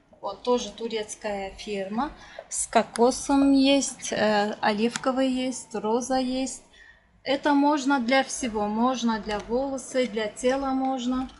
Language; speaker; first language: Russian; non-native, learner; Turkish